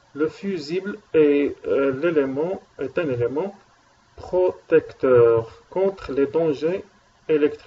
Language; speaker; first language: French; non-native, local second language; Arabic